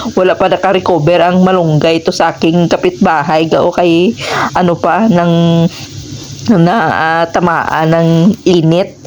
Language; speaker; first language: Filipino; non-native, local second language; Hiligaynon